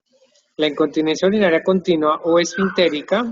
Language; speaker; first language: Spanish; native; Spanish